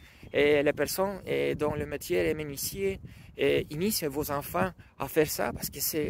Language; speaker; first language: French; non-native, learner; Spanish